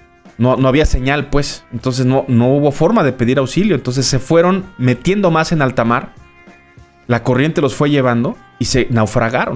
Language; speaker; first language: Spanish; native; Spanish